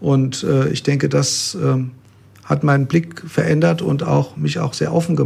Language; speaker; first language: German; native; German